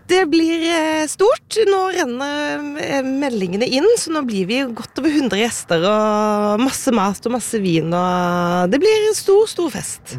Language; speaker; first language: Norwegian; native; Norwegian